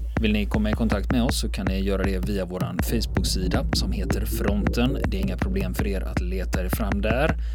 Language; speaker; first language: Swedish; native; Swedish